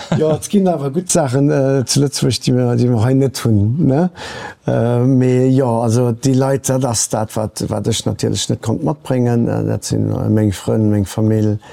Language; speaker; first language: Luxembourgish; early bilingual, other home language; Portuguese